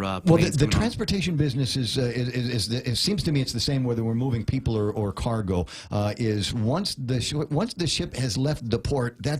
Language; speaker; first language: English; native; English